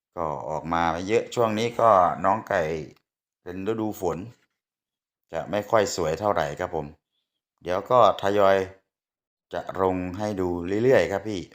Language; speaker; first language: Thai; native; Thai